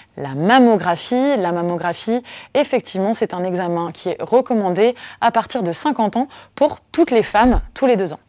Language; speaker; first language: French; native; French